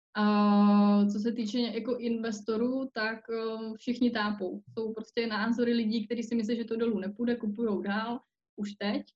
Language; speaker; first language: Czech; native; Czech